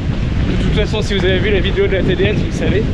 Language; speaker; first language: French; native; French